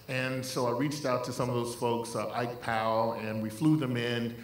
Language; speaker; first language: English; native; English